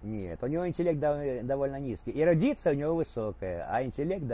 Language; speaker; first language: Russian; native; Russian